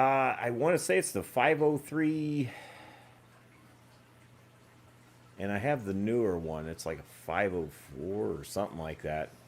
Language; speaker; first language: English; native; English